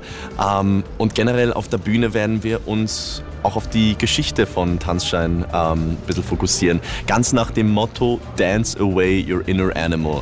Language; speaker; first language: German; native; German